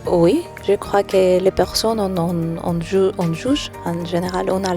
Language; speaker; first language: French; non-native, fluent; Greek